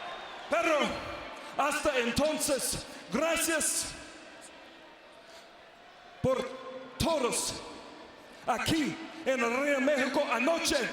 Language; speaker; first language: Spanish; non-native, learner; English